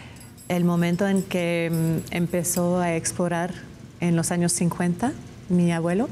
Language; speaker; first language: Spanish; non-native, fluent; English